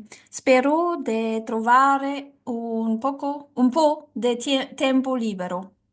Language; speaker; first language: Italian; non-native, learner; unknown